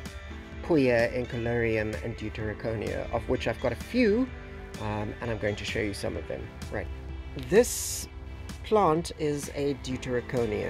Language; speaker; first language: English; native; English